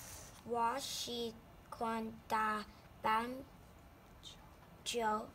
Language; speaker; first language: Chinese; non-native, learner; English